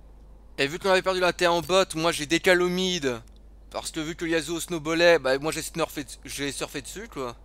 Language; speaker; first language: French; native; French